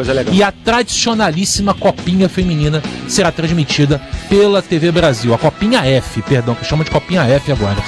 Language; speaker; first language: Portuguese; native; Portuguese